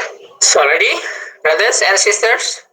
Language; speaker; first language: English; non-native, fluent; Indonesian